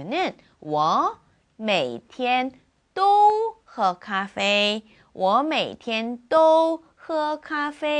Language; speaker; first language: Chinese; non-native, fluent; Korean